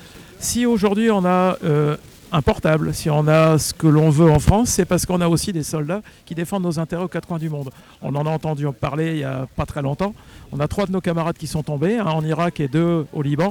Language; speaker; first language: French; native; French